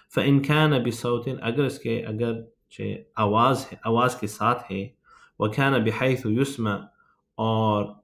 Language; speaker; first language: Urdu; native; Urdu